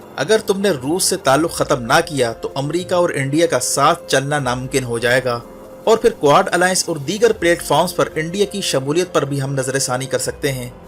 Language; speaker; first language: Urdu; native; Urdu